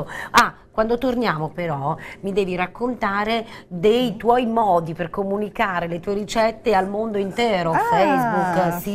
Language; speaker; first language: Italian; native; Italian